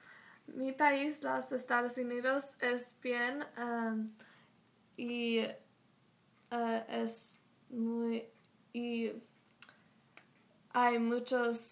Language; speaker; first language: Spanish; non-native, learner; English